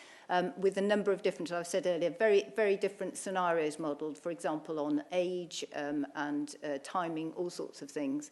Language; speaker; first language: English; native; English